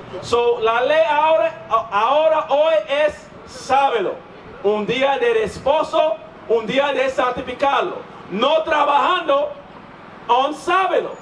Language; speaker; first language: Spanish; non-native, learner; English